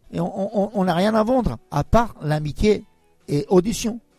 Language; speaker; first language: French; non-native, fluent; Albanian